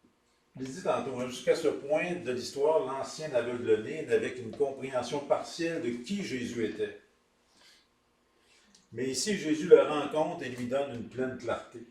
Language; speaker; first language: French; native; French